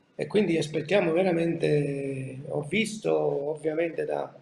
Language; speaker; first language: Italian; native; Italian